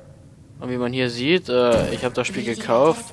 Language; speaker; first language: German; native; German